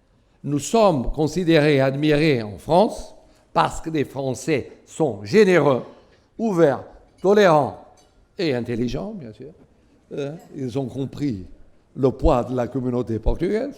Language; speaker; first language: French; non-native, fluent; Portuguese